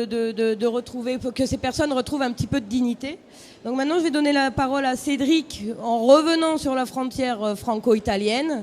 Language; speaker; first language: French; native; French